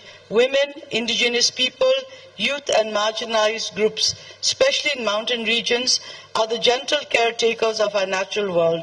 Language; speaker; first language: English; non-native, fluent; Nepali